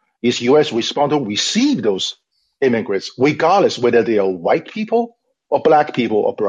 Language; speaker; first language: English; non-native, fluent; Chinese